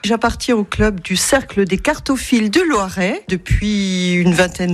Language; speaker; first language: French; native; French